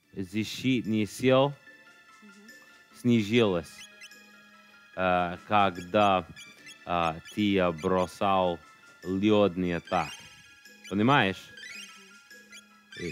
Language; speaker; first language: Russian; non-native, learner; English